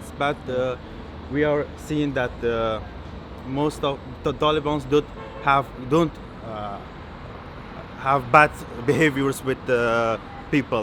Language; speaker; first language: English; non-native, learner; Persian